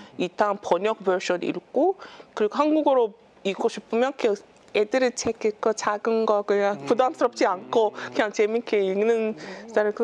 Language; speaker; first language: Korean; non-native, learner; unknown